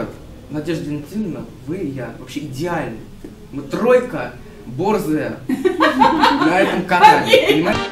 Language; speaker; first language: Russian; native; Russian